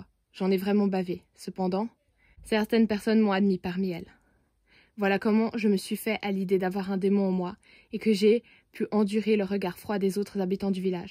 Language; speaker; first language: French; native; French